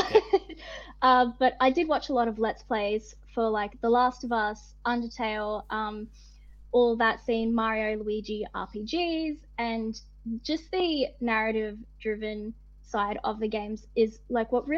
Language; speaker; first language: English; native; English